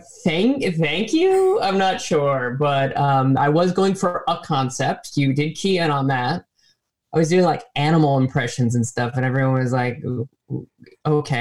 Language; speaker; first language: English; native; English